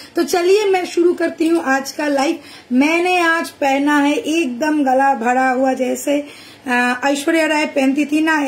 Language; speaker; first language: Hindi; non-native, local second language; Bangla